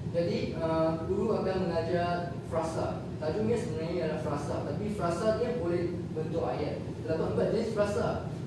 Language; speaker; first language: Malay; non-native, local second language; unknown